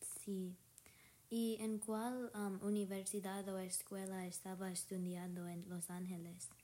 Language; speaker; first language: Spanish; non-native, learner; English